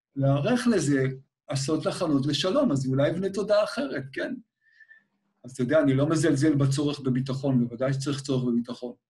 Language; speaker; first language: Hebrew; native; Hebrew